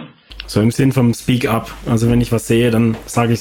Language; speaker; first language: German; native; German